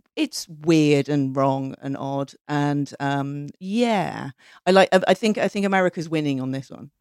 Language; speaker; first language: English; native; English